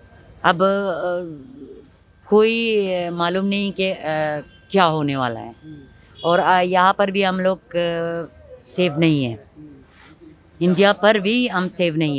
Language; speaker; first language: Hindi; non-native, fluent; Pashto